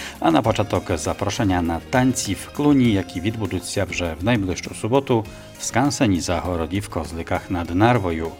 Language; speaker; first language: Ukrainian; native; Ukrainian